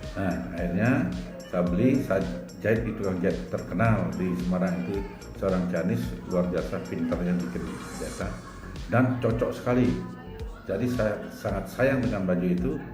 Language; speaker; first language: Indonesian; native; Indonesian